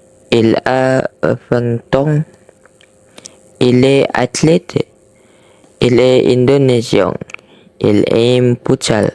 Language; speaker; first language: French; non-native, learner; Indonesian